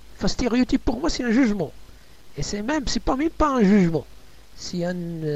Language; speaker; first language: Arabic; native; Arabic